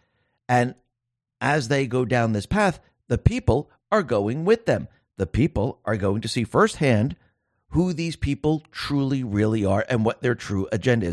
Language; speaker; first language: English; native; English